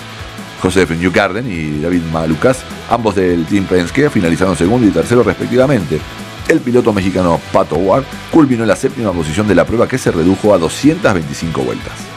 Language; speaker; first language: Spanish; native; Spanish